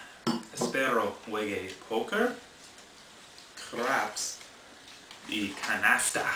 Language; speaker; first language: Spanish; non-native, learner; English